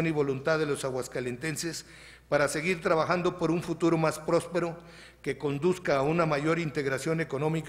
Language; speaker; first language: Spanish; native; Spanish